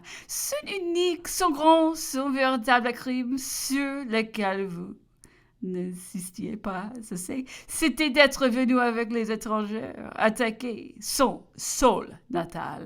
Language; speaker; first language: French; non-native, learner; English